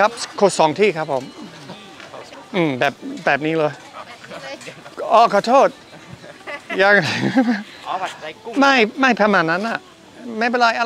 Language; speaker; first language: Thai; non-native, fluent; English